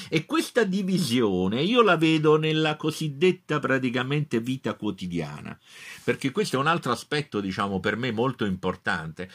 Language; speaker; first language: Italian; native; Italian